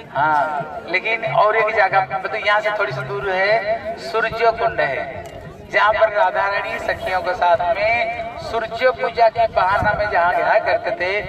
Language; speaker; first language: Hindi; non-native, local second language; Bangla